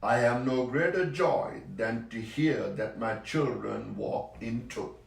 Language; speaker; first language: English; non-native, local second language; Sinhala